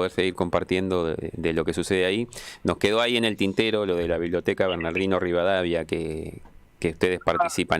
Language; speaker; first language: Spanish; native; Spanish